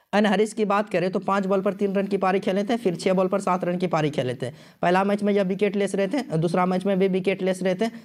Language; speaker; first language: Hindi; native; Hindi